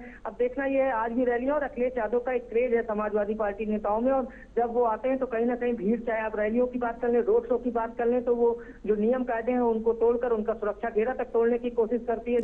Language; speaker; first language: Hindi; native; Hindi